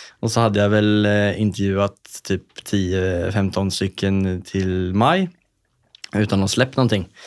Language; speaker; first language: Swedish; native; Swedish